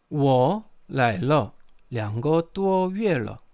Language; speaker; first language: Chinese; non-native, fluent; Korean